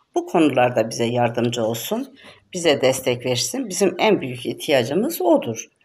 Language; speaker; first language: Turkish; native; Turkish